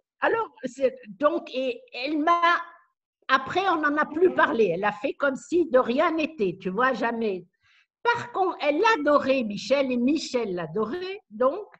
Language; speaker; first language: French; non-native, local second language; Arabic